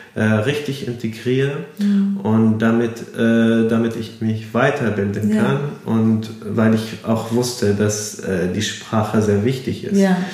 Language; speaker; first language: German; non-native, fluent; Arabic